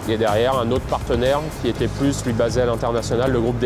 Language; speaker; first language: French; native; French